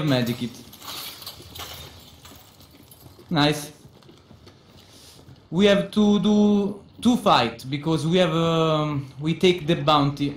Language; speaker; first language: English; non-native, learner; Italian